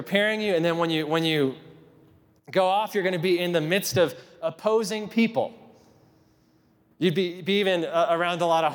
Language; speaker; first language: English; native; English